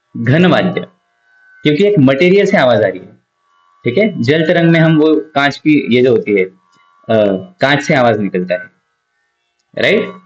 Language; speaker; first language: Hindi; non-native, local second language; Marathi